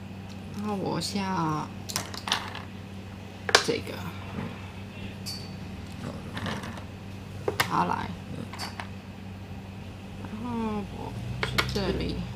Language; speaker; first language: Chinese; non-native, learner; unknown